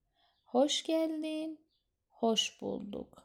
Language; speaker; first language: Turkish; non-native, fluent; Persian